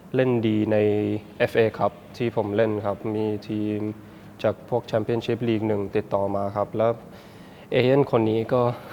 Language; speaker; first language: Thai; early bilingual, heritage; Thai